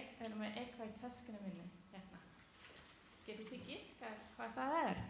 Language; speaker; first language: Icelandic; non-native, learner; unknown